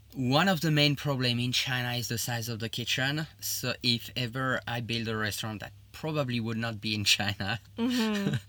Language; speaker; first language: English; non-native, fluent; French